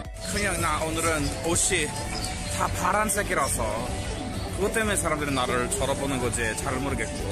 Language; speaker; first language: Korean; non-native, fluent; English